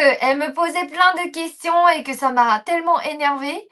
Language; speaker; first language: French; non-native, fluent; Japanese